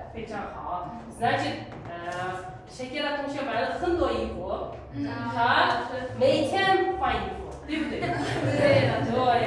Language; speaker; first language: Chinese; non-native, fluent; Kyrgyz